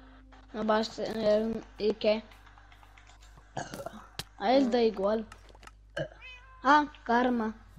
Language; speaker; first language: Spanish; non-native, learner; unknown